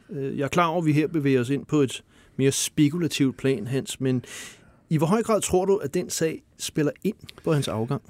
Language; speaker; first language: Danish; native; Danish